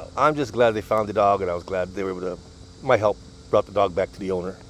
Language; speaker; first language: English; native; English